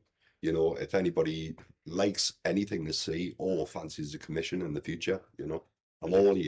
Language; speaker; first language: English; native; English